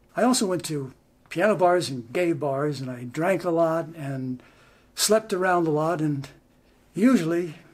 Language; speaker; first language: English; native; English